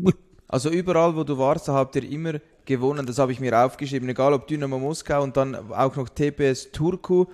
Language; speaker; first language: German; native; German